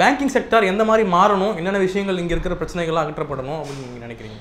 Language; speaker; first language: Tamil; native; Tamil